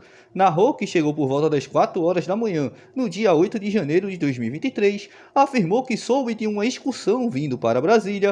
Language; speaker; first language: Portuguese; native; Portuguese